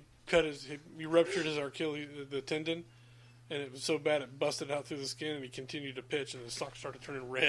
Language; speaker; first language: English; native; English